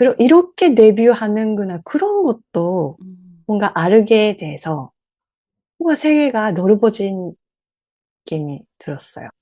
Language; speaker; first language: Korean; non-native, learner; Japanese